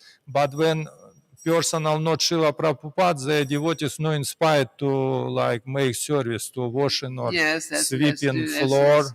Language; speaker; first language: English; non-native, learner; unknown